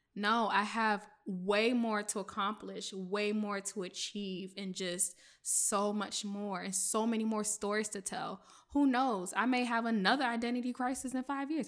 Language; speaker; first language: English; early bilingual, other home language; French